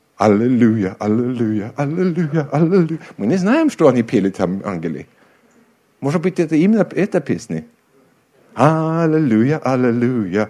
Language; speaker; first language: Russian; non-native, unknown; Swedish